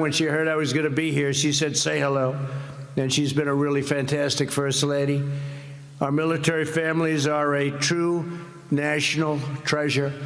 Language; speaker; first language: English; native; English